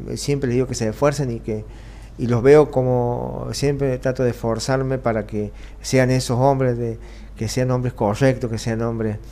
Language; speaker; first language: Spanish; native; Spanish